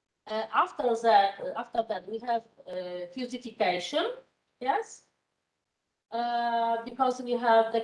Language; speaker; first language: English; non-native, fluent; Polish